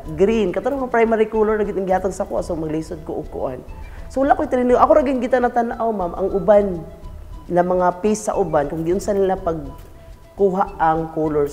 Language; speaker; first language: Cebuano; non-native, local second language; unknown